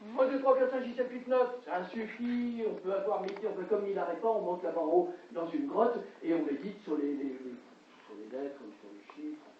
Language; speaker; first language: French; native; French